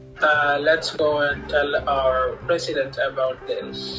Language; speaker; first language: English; non-native, learner; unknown